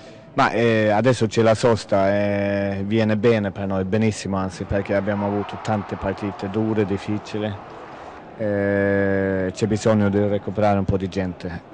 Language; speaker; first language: Italian; non-native, fluent; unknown